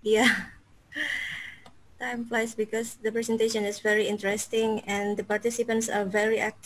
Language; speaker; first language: English; non-native, fluent; Indonesian